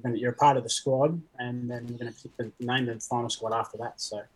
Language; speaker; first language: English; native; English